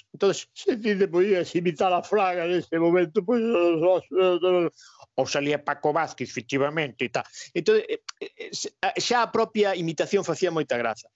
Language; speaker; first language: Galician; native; Galician